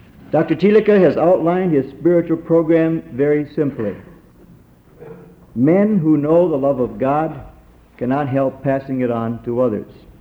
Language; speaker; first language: English; native; English